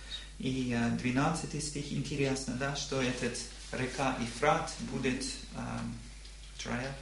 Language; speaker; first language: Russian; non-native, learner; English